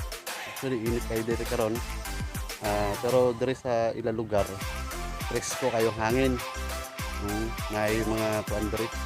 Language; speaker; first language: Cebuano; non-native, local second language; Filipino